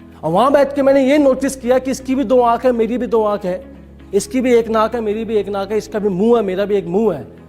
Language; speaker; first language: Hindi; native; Hindi